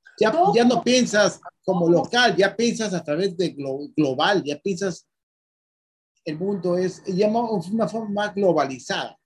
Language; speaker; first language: Spanish; native; Spanish